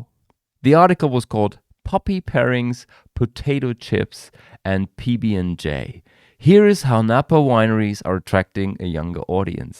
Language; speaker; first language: English; non-native, fluent; German